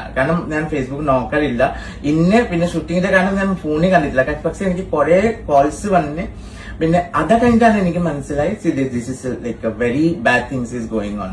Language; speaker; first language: Malayalam; non-native, local second language; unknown